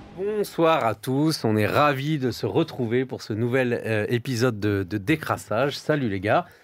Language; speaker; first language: French; native; French